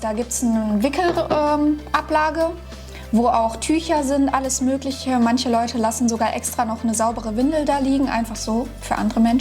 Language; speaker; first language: German; native; German